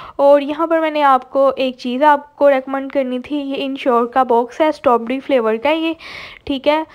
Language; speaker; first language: Urdu; native; Urdu